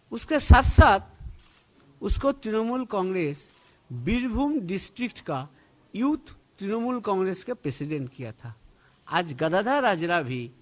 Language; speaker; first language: Hindi; non-native, local second language; Bangla